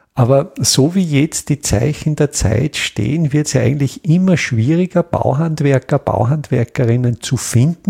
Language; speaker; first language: German; native; German